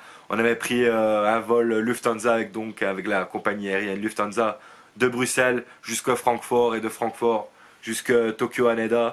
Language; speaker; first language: French; native; French